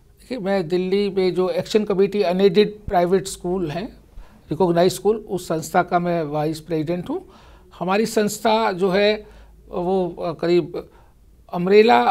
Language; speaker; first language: Hindi; native; Hindi